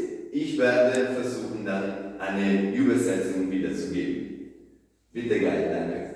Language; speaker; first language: German; non-native, fluent; Italian